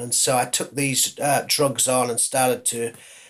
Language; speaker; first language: English; native; English